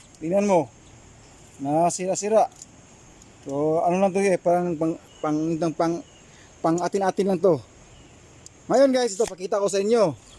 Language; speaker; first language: Filipino; non-native, local second language; Cebuano